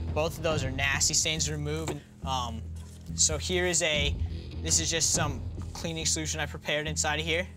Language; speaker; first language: English; native; English